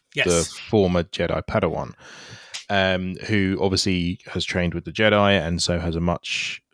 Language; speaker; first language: English; native; English